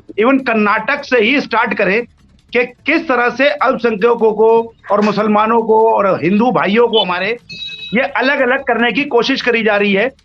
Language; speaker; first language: Hindi; native; Hindi